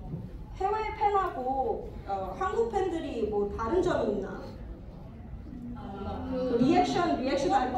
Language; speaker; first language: Korean; early bilingual, heritage; English